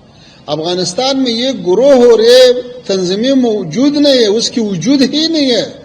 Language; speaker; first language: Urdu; non-native, fluent; Pashto